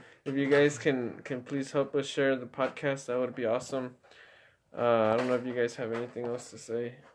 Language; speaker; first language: English; early bilingual, other home language; Spanish